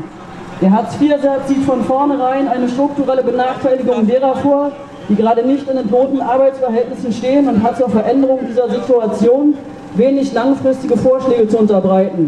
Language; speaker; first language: German; native; German